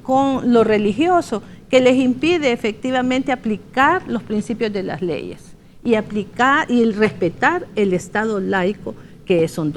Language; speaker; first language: Spanish; native; Spanish